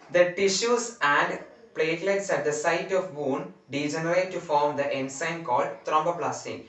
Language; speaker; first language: English; non-native, local second language; Malayalam